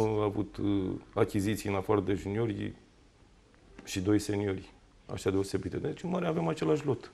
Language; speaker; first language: Romanian; native; Romanian